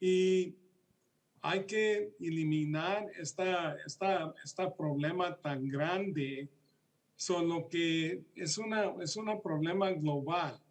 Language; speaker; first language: Spanish; early bilingual, heritage; Spanish